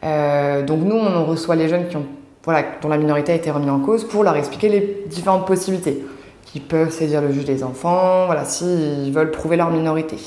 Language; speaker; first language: French; native; French